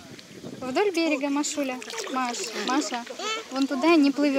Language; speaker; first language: Russian; native; Russian